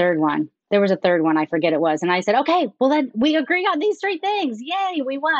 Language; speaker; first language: English; native; English